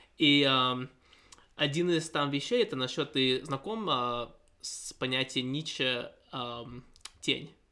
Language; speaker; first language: Russian; early bilingual, heritage; Russian